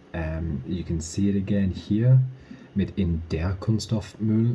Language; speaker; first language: German; non-native, learner; English